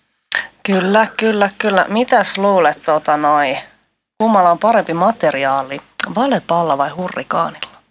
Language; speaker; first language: Finnish; native; Finnish